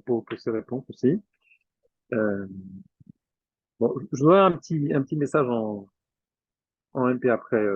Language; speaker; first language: French; native; French